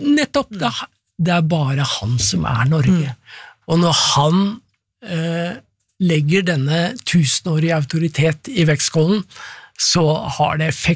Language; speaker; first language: Norwegian; native; Norwegian